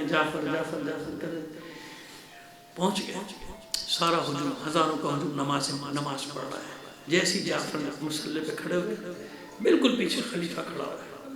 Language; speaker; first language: Urdu; native; Urdu